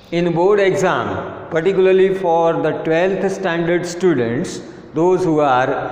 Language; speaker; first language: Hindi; non-native, local second language; Gujarati